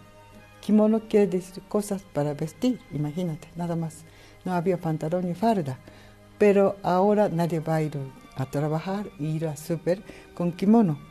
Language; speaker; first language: Spanish; non-native, learner; Japanese